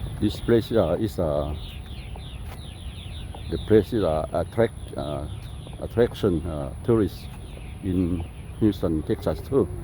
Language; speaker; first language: English; non-native, learner; Lao